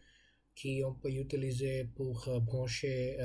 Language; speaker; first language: French; non-native, learner; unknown